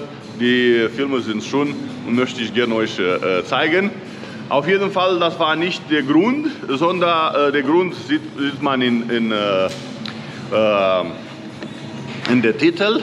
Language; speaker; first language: German; non-native, learner; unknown